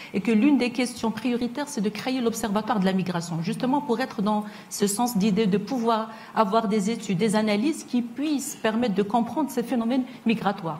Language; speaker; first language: French; non-native, local second language; Arabic